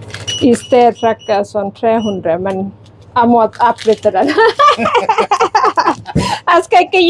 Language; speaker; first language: Norwegian; non-native, learner; Thai